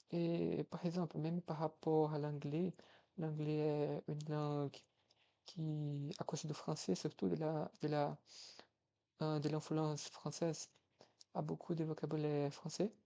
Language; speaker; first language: French; non-native, fluent; Portuguese